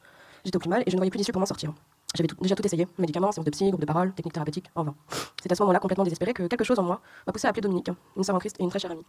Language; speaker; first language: French; native; French